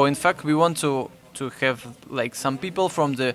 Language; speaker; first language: English; non-native, fluent; Russian